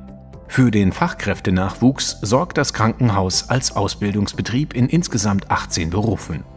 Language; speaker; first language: German; native; German